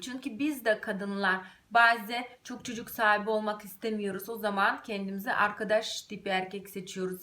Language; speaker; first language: Turkish; non-native, fluent; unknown